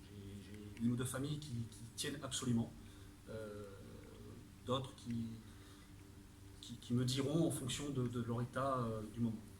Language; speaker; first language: French; native; French